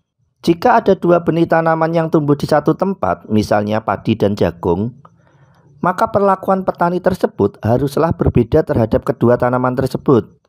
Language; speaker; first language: Indonesian; non-native, local second language; Javanese